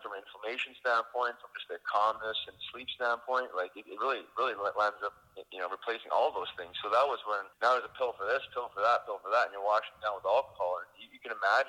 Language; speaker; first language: English; native; English